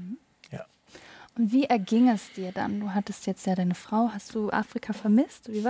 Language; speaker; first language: German; native; German